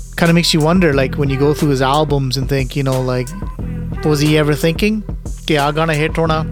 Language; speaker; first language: English; early bilingual, other home language; Punjabi